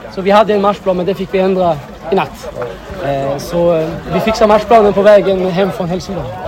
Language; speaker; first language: Swedish; early bilingual, other home language; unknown